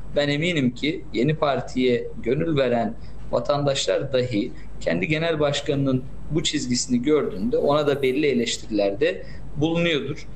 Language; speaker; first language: Turkish; native; Turkish